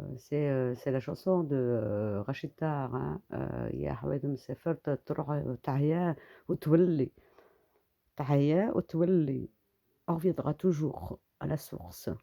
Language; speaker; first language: French; early bilingual, other home language; Kabyle